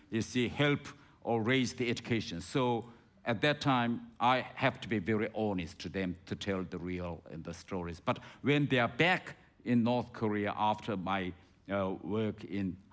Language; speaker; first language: English; non-native, fluent; Korean